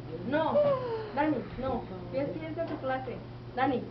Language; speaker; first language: Spanish; native; Spanish